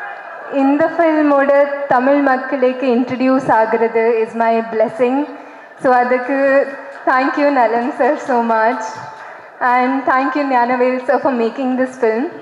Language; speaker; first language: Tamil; non-native, learner; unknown